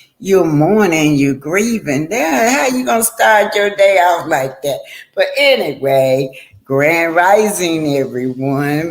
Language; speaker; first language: English; native; English